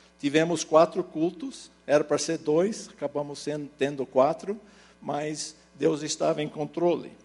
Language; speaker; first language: Portuguese; early bilingual, other home language; English